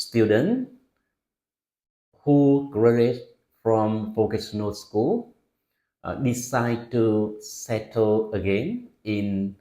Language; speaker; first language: English; non-native, fluent; Vietnamese